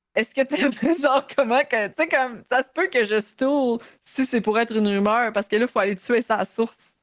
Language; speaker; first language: French; native; French